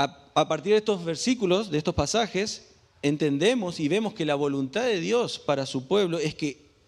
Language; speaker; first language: Spanish; native; Spanish